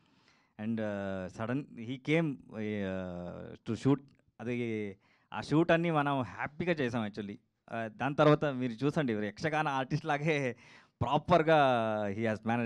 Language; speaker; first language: Telugu; non-native, learner; Kannada